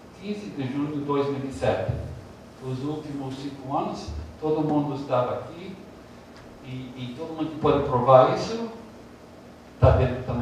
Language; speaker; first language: Portuguese; early bilingual, heritage; Portuguese